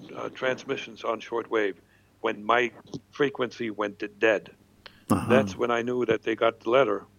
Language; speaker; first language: English; non-native, fluent; German